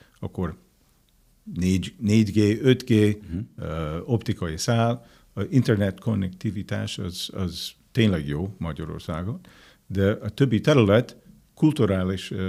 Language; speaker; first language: Hungarian; non-native, fluent; English